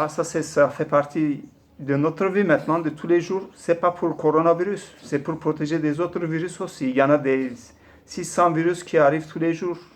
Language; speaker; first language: French; non-native, fluent; Turkish